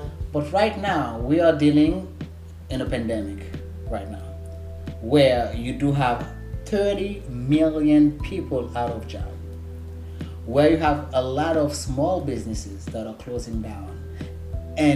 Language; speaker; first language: English; non-native, fluent; Haitian Creole